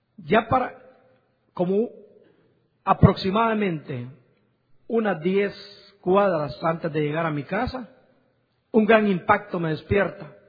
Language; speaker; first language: Spanish; native; Spanish